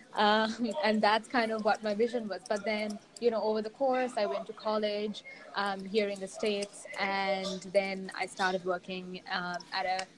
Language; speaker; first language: English; non-native, local second language; Sinhala